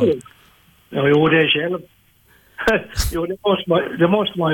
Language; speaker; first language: Swedish; native; Swedish